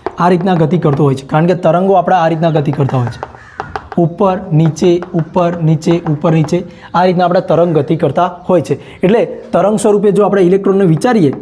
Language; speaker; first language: Gujarati; native; Gujarati